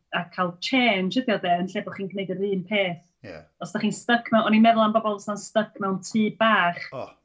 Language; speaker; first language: Welsh; native; Welsh